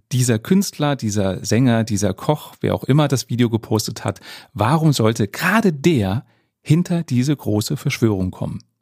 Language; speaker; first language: German; native; German